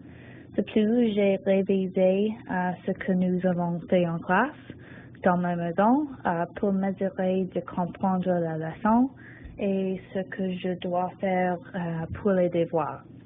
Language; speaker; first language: French; non-native, learner; English